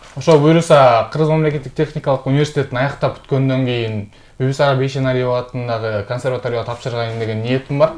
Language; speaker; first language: Kyrgyz; native; Kyrgyz